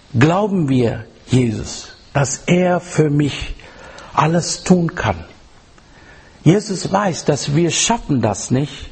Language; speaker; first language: German; non-native, fluent; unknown